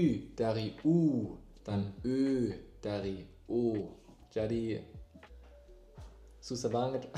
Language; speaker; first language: Indonesian; non-native, learner; German